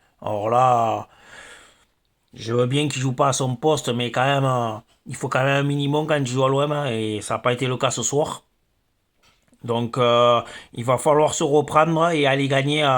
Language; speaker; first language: French; native; French